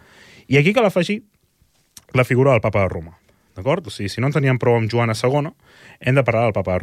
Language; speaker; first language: Catalan; native; Catalan